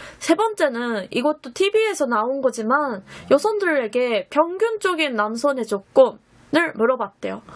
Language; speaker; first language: Korean; non-native, fluent; Japanese